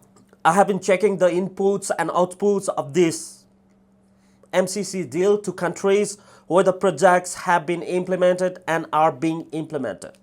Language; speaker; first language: English; non-native, fluent; Nepali